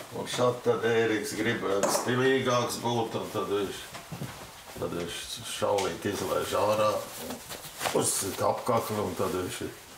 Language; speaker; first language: Latvian; native; Latvian